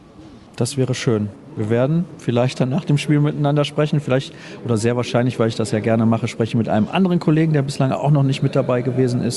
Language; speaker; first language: German; native; German